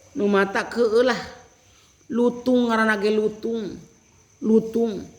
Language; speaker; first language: Sundanese; native; Sundanese